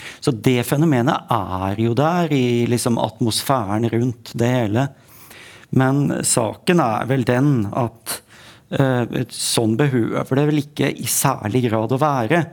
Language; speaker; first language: Norwegian; native; Norwegian